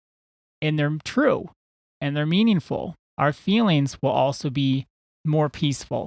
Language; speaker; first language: English; native; English